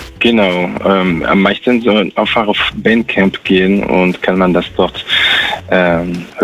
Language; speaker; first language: German; non-native, fluent; French